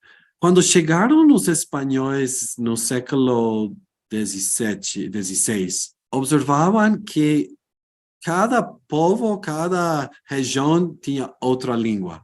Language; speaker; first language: Portuguese; non-native, fluent; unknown